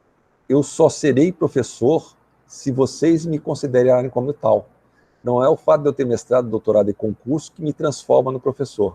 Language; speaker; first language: Portuguese; native; Portuguese